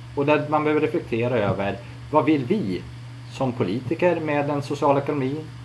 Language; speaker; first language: Swedish; native; Swedish